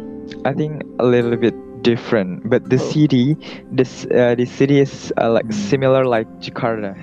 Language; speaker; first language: English; non-native, learner; Indonesian